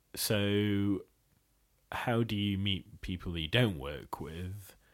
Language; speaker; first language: English; early bilingual, other home language; Bangla